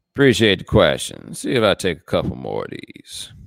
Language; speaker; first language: English; native; English